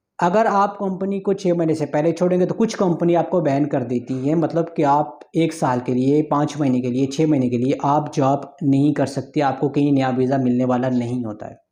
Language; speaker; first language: Urdu; non-native, local second language; Punjabi